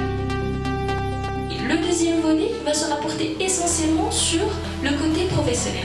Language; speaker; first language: French; non-native, local second language; Arabic